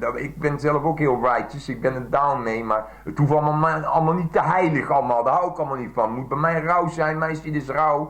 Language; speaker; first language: Dutch; native; Dutch